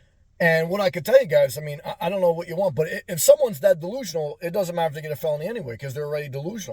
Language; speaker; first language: English; native; English